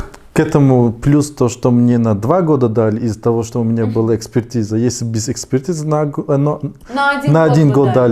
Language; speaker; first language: Russian; non-native, fluent; Tajik